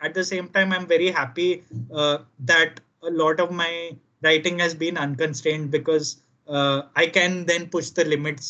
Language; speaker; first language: English; non-native, local second language; Gujarati